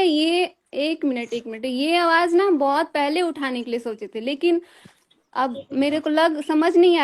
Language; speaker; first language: Hindi; native; Hindi